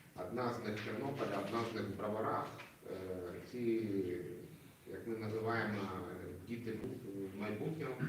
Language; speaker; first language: Ukrainian; non-native, local second language; Russian